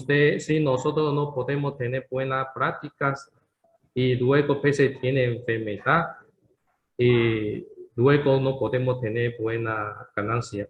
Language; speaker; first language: Spanish; non-native, learner; Chinese